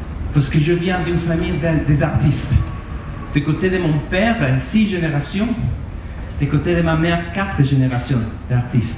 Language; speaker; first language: French; non-native, fluent; Spanish